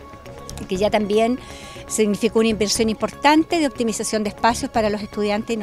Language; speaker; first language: Spanish; native; Spanish